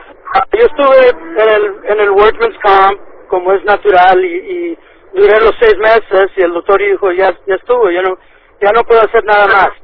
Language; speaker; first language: Spanish; early bilingual, heritage; Spanish